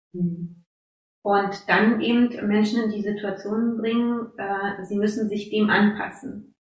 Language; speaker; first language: German; native; German